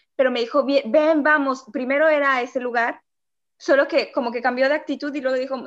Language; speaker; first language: Spanish; native; Spanish